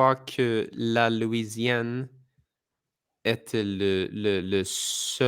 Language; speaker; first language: French; non-native, fluent; English